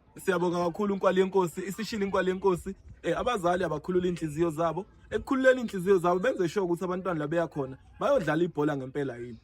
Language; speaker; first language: Zulu; native; Zulu